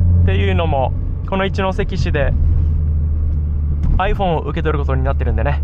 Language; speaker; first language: Japanese; native; Japanese